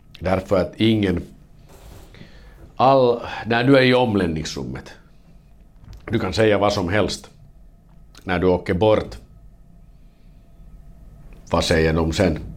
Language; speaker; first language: Swedish; non-native, local second language; Finnish